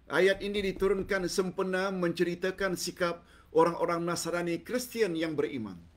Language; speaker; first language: Malay; native; Malay